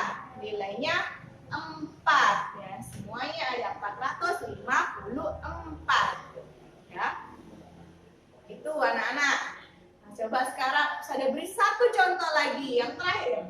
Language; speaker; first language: Indonesian; native; Indonesian